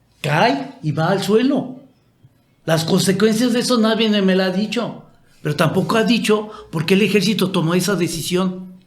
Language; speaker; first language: Spanish; native; Spanish